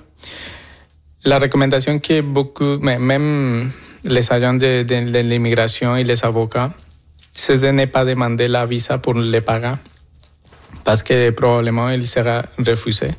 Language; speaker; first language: French; non-native, fluent; Spanish